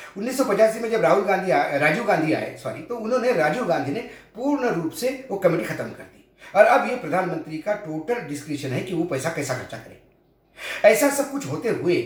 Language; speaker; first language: Hindi; non-native, local second language; Marathi